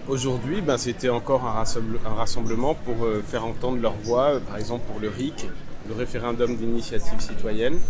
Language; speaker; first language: French; native; French